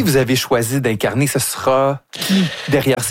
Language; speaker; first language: French; native; French